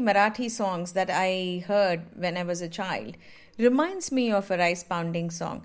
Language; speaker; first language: English; non-native, local second language; Tamil